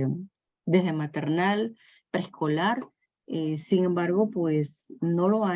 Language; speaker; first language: Spanish; native; Spanish